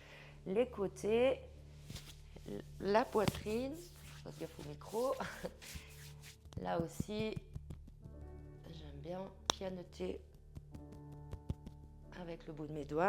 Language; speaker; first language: French; native; French